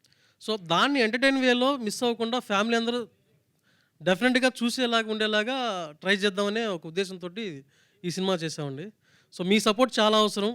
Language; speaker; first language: Telugu; native; Telugu